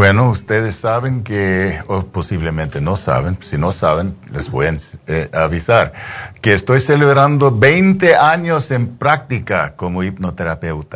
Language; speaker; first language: Spanish; early bilingual, heritage; English